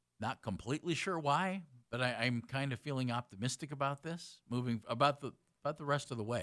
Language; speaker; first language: English; native; English